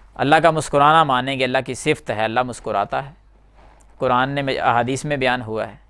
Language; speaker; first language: Urdu; native; Urdu